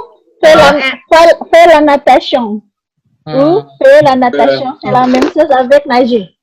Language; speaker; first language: French; non-native, learner; Indonesian